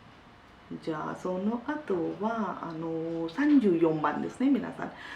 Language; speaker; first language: Japanese; non-native, fluent; Hindi